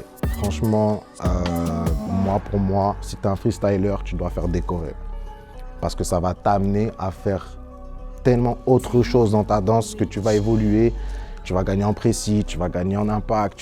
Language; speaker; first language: French; native; French